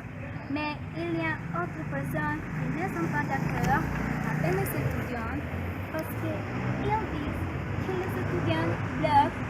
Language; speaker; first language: French; non-native, learner; Spanish